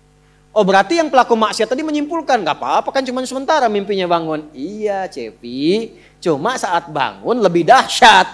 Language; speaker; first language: Indonesian; native; Indonesian